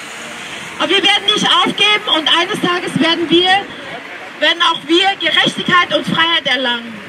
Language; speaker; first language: German; early bilingual, other home language; Tibetan